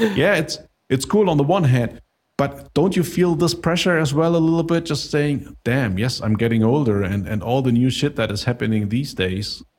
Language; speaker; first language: English; non-native, fluent; German